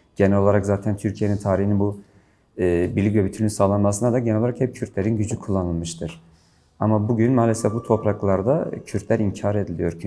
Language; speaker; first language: Turkish; non-native, local second language; Kurdish